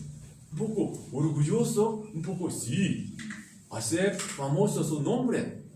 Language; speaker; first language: Spanish; non-native, learner; Korean